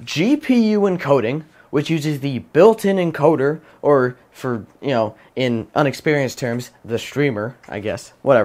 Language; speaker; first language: English; native; English